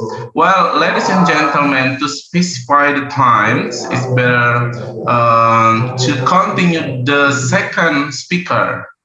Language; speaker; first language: English; non-native, learner; Indonesian